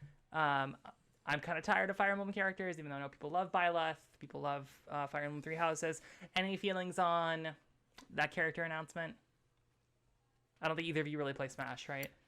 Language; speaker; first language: English; native; English